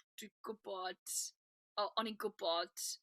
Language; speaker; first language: Welsh; non-native, learner; English